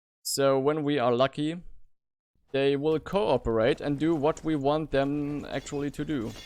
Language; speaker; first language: English; non-native, fluent; German